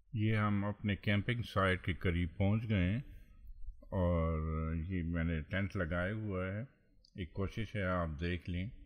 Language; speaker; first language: Urdu; non-native, local second language; Pashto